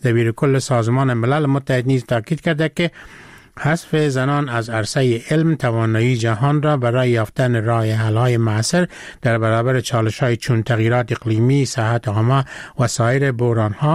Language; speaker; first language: Persian; native; Persian